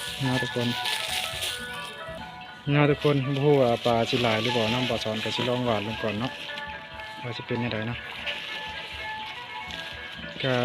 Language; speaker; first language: Thai; non-native, local second language; Lao